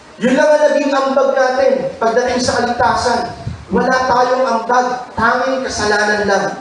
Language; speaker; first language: Filipino; native; Filipino